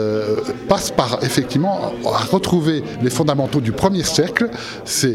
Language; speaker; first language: French; native; French